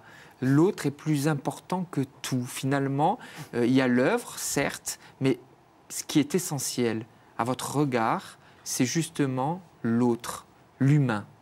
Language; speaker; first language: French; native; French